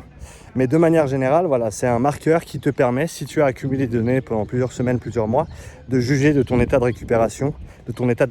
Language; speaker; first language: French; native; French